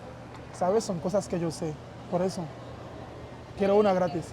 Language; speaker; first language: Spanish; non-native, learner; Haitian Creole